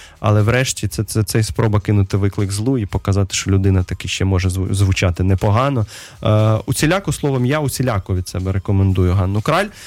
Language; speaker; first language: Ukrainian; native; Ukrainian